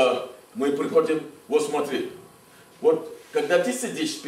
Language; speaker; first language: Russian; non-native, fluent; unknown